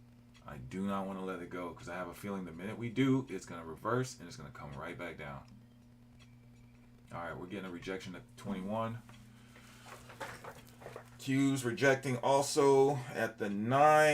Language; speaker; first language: English; native; English